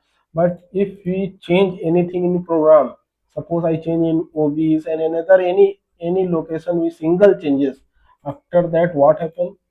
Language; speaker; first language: English; non-native, local second language; Hindi